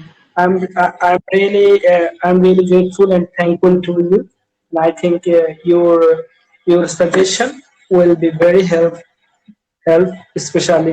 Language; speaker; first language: English; non-native, learner; Bangla